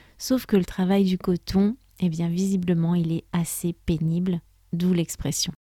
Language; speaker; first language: French; native; French